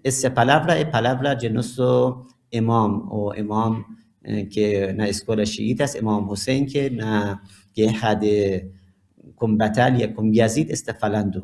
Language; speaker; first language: Portuguese; non-native, learner; Persian